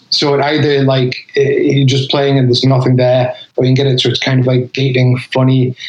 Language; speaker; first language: English; native; English